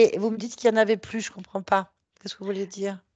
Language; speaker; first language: French; native; French